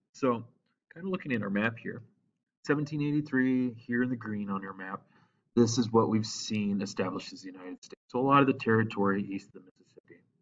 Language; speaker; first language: English; native; English